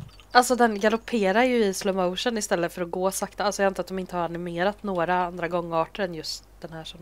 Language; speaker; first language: Swedish; native; Swedish